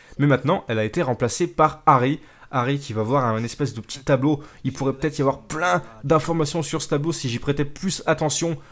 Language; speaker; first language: French; native; French